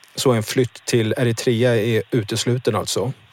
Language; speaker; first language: Swedish; native; Swedish